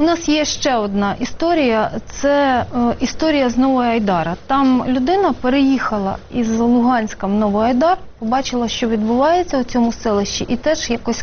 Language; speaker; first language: Ukrainian; native; Ukrainian